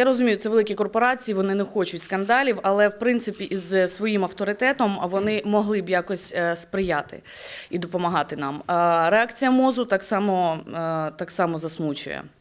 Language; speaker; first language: Ukrainian; native; Ukrainian